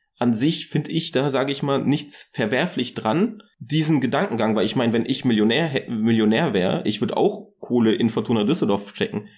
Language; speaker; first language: German; native; German